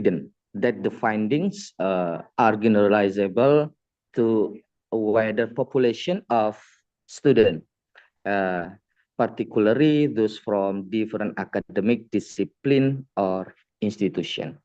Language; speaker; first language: English; non-native, fluent; Indonesian